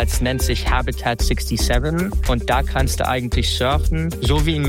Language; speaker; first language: German; non-native, fluent; English